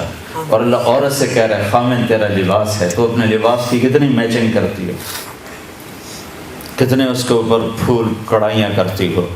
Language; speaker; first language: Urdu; non-native, local second language; Punjabi